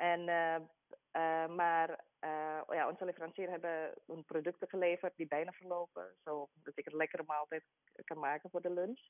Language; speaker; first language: Dutch; non-native, learner; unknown